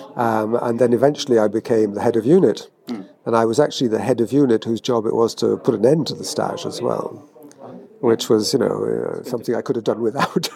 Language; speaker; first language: English; native; English